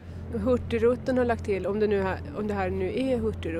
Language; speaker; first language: Swedish; native; Swedish